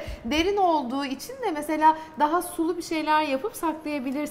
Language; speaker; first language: Turkish; native; Turkish